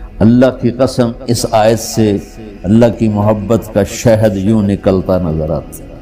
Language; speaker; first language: Urdu; non-native, local second language; Punjabi